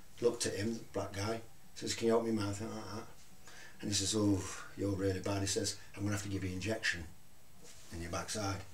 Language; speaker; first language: English; native; English